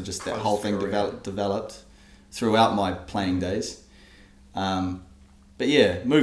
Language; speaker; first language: English; native; English